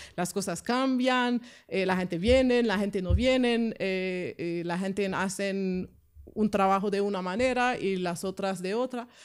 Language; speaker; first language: Spanish; non-native, fluent; French